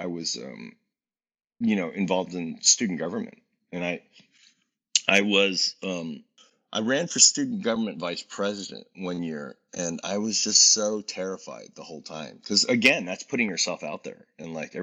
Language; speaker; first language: English; native; English